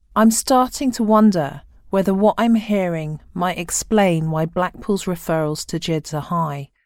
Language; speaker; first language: English; native; English